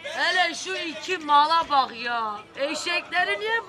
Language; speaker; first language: Turkish; native; Turkish